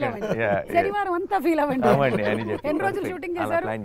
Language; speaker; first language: Telugu; native; Telugu